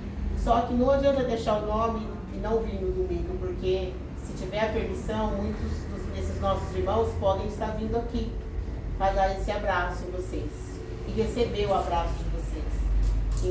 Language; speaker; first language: Portuguese; native; Portuguese